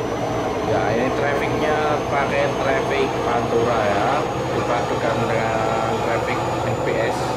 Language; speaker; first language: Indonesian; native; Indonesian